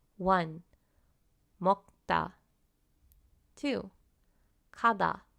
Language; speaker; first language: Korean; non-native, fluent; English